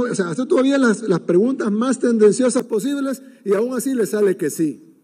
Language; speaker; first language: Spanish; native; Spanish